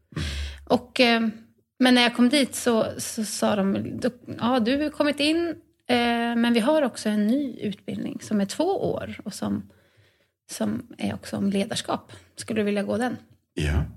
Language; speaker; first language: Swedish; native; Swedish